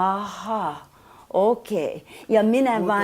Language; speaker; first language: Finnish; non-native, learner; English